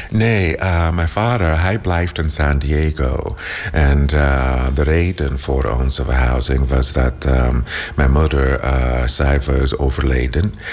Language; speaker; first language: Dutch; non-native, learner; English